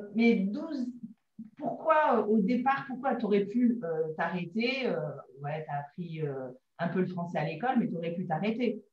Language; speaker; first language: French; native; French